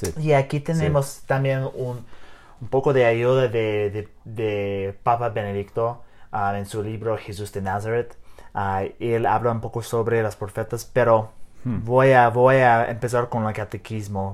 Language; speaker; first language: Spanish; non-native, learner; English